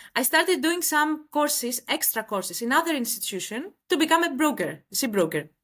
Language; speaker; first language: English; non-native, fluent; Greek